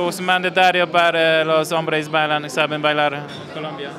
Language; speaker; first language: Spanish; non-native, learner; English